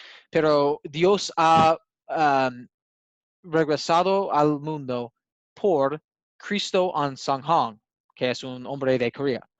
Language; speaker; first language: Spanish; non-native, learner; English